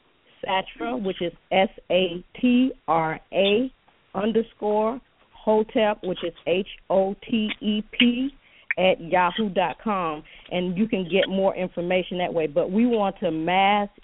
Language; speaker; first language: English; native; English